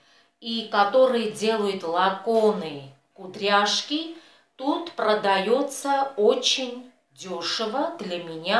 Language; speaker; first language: Russian; non-native, fluent; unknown